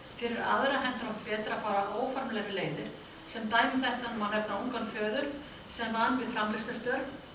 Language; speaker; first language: Icelandic; native; Icelandic